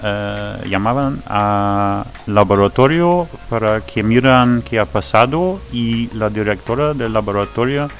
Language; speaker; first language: Spanish; non-native, fluent; French